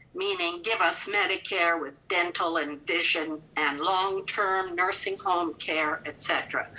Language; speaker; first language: English; native; English